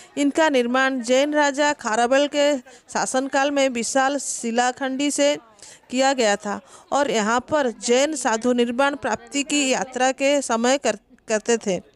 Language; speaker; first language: Hindi; non-native, local second language; Odia